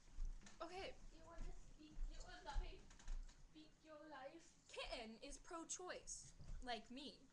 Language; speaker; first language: English; native; English